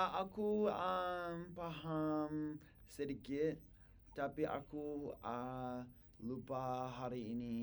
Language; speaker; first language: Indonesian; non-native, learner; English